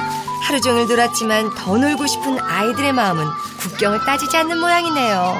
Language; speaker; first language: Korean; native; Korean